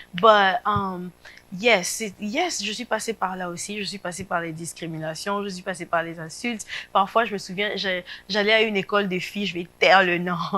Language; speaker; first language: French; non-native, local second language; Lingala